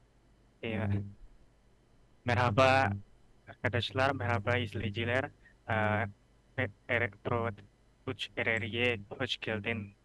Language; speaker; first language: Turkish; non-native, learner; Indonesian